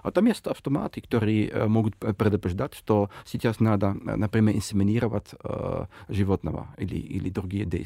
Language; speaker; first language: Russian; non-native, fluent; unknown